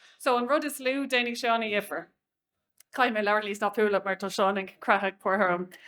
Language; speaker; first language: Irish; non-native, local second language; English